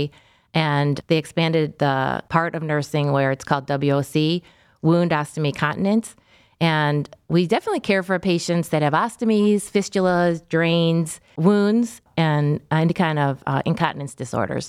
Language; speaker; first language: English; native; English